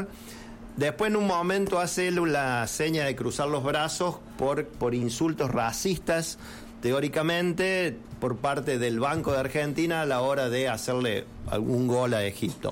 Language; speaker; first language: Spanish; native; Spanish